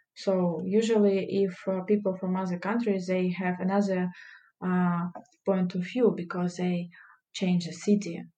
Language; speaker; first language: English; non-native, learner; Russian